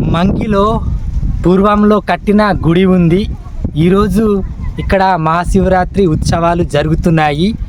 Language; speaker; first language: Telugu; non-native, local second language; Gondi